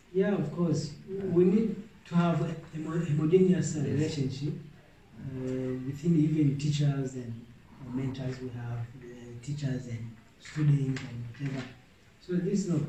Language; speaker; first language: English; non-native, local second language; Swahili